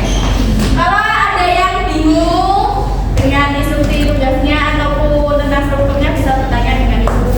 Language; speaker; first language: Indonesian; native; Indonesian